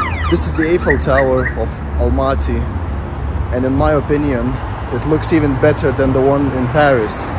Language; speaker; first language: English; non-native, fluent; Lithuanian